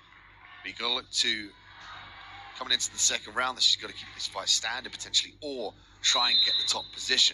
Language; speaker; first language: English; native; English